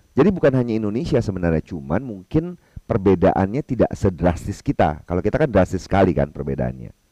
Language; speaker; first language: Indonesian; non-native, local second language; Minangkabau